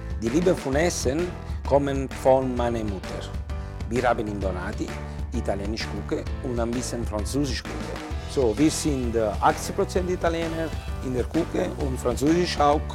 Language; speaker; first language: German; non-native, learner; Italian